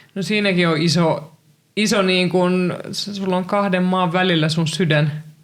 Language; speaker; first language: Finnish; native; Finnish